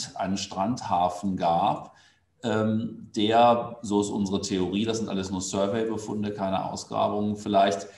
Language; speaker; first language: German; native; German